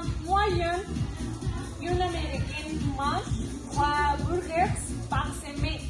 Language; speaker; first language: French; non-native, learner; Spanish